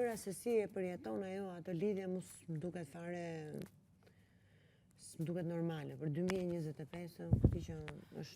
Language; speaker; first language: Albanian; native; Albanian